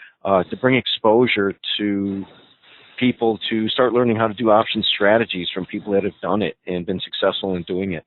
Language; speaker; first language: English; native; English